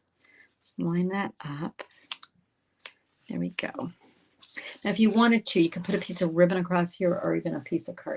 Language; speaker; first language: English; native; English